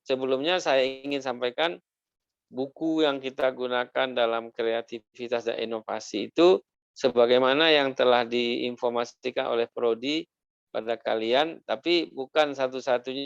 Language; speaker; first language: Indonesian; native; Indonesian